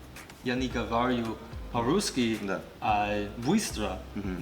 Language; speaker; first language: Russian; non-native, learner; English